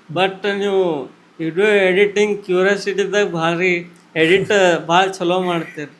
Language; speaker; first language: Kannada; native; Kannada